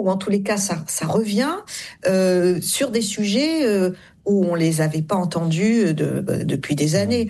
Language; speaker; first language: French; native; French